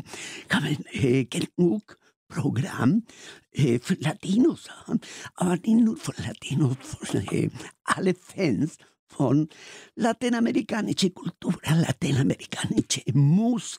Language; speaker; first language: German; non-native, learner; Spanish